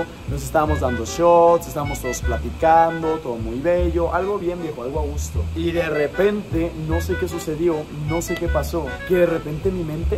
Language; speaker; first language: Spanish; native; Spanish